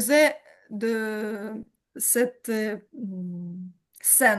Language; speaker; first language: French; non-native, learner; Ukrainian